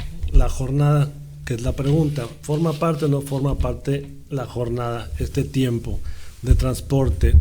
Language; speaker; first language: Spanish; native; Spanish